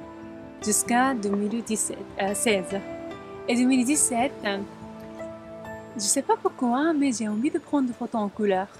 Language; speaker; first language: French; non-native, learner; Japanese